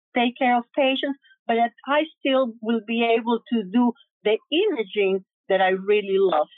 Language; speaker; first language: English; early bilingual, other home language; Spanish